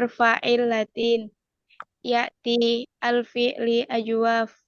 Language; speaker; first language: Arabic; non-native, learner; Indonesian